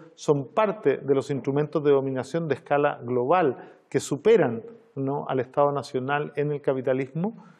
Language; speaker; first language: Spanish; native; Spanish